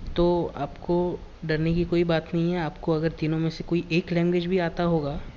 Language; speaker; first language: Hindi; non-native, local second language; Marathi